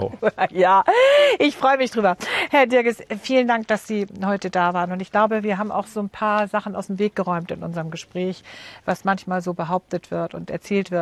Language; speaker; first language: German; native; German